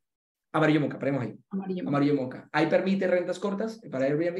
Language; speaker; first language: Spanish; native; Spanish